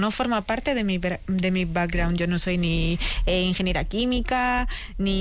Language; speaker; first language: Spanish; native; Spanish